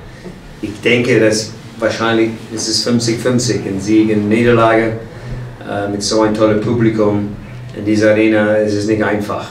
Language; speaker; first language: German; non-native, fluent; English